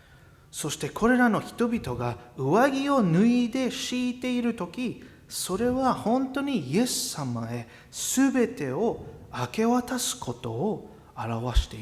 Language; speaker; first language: Japanese; non-native, fluent; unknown